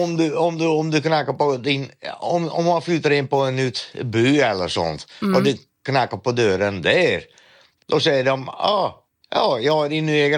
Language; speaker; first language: Swedish; non-native, fluent; Dutch